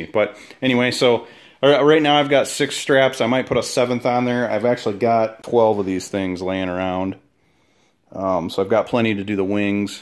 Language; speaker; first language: English; native; English